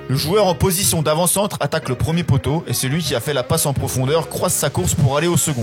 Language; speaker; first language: French; native; French